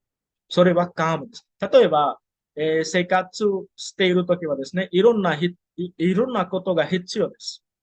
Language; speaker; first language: Japanese; non-native, fluent; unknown